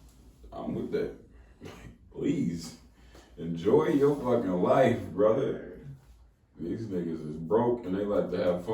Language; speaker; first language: English; native; English